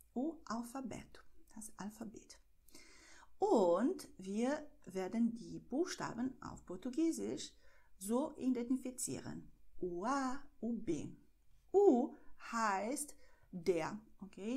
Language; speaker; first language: German; non-native, fluent; Portuguese